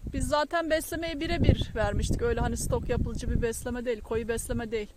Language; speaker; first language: Turkish; native; Turkish